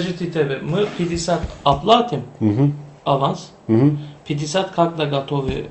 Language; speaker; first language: Russian; non-native, learner; Turkish